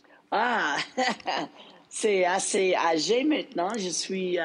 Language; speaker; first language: French; non-native, local second language; English